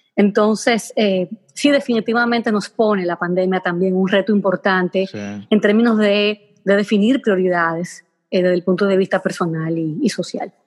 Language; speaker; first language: Spanish; native; Spanish